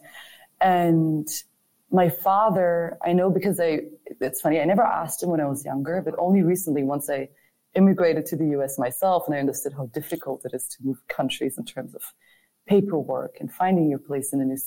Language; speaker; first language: English; non-native, fluent; German